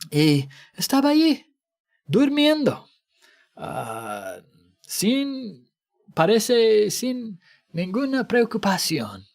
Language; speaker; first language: Spanish; non-native, fluent; English